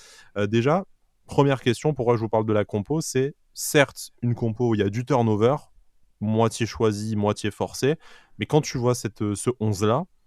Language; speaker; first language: French; native; French